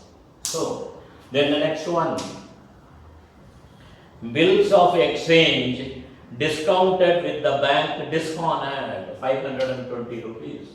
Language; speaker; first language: English; non-native, local second language; Tamil